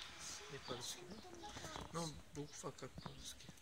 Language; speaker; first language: Russian; non-native, learner; Turkish